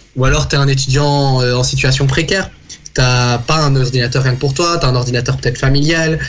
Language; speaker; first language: French; native; French